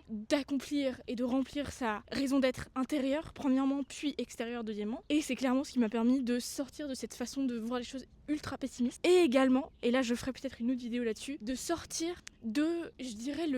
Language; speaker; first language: French; native; French